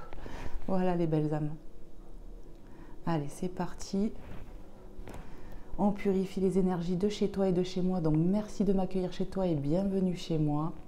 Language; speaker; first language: French; native; French